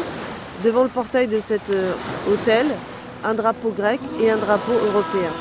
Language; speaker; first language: French; native; French